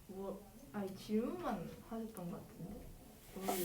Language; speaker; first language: Korean; native; Korean